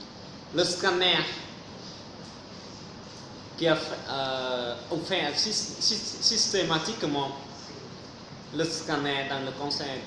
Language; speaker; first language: French; non-native, fluent; Vietnamese